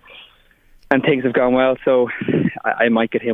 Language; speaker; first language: English; native; English